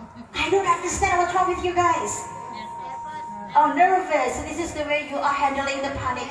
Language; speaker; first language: English; non-native, fluent; Indonesian